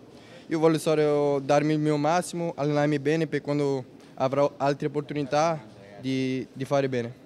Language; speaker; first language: Italian; non-native, learner; Portuguese